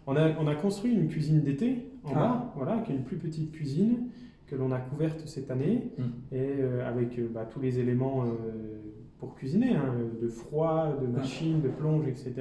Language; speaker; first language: French; native; French